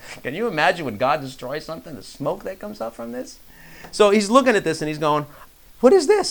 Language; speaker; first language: English; native; English